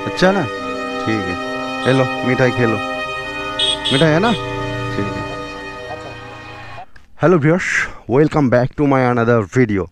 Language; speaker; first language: Hindi; non-native, local second language; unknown